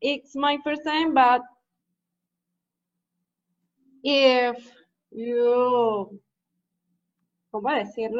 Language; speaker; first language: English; non-native, learner; Spanish